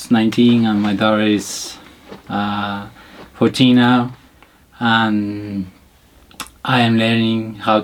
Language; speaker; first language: English; non-native, learner; Spanish